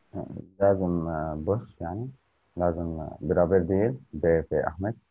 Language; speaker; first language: Turkish; non-native, learner; Arabic